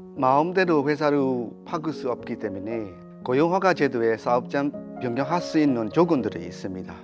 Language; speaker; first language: Korean; non-native, fluent; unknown